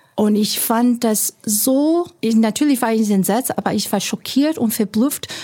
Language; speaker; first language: German; non-native, fluent; Chinese